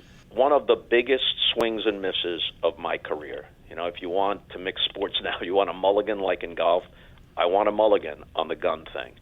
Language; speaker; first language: English; native; English